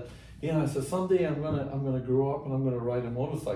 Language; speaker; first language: English; non-native, fluent; Persian